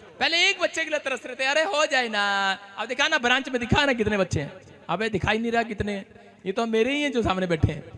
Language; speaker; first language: Hindi; native; Hindi